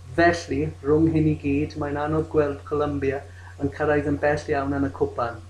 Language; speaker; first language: Welsh; non-native, local second language; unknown